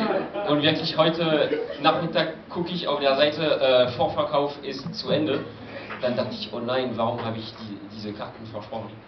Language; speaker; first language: German; non-native, fluent; French